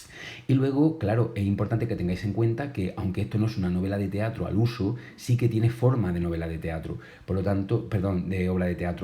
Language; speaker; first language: Spanish; native; Spanish